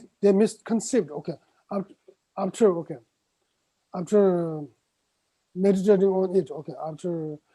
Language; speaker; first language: English; non-native, fluent; Tibetan